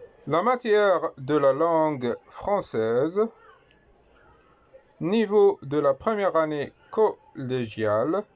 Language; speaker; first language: French; non-native, local second language; Arabic